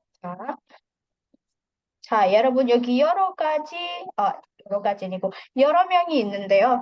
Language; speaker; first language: Korean; non-native, fluent; Indonesian